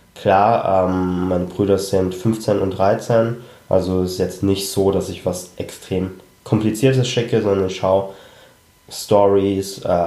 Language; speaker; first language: German; early bilingual, other home language; Cantonese